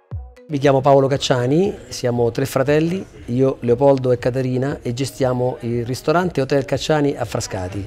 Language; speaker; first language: Italian; native; Italian